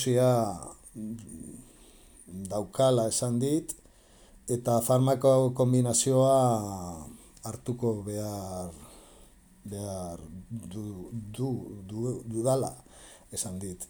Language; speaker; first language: Basque; non-native, learner; Spanish